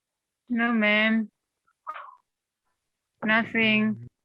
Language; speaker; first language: English; non-native, learner; Indonesian